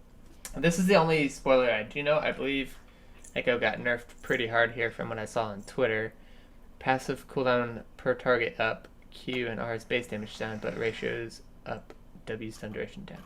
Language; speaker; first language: English; native; English